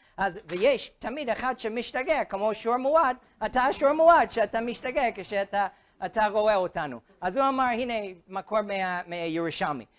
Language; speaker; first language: Hebrew; non-native, fluent; English